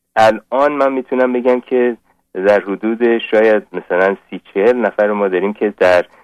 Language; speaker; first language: Persian; native; Persian